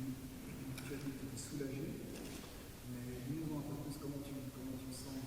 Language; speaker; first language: French; native; French